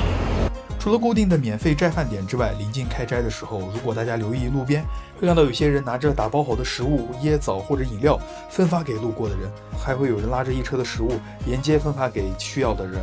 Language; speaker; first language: Chinese; native; Chinese